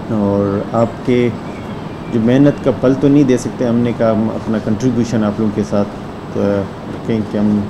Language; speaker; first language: Urdu; non-native, local second language; Baluchi